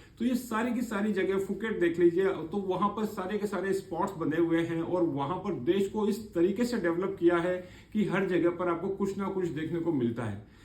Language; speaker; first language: Hindi; native; Hindi